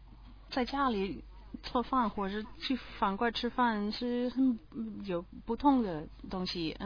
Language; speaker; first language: Chinese; non-native, learner; English